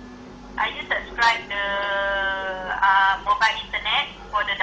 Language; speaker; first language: English; non-native, learner; Malay